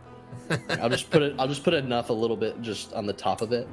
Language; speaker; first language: English; native; English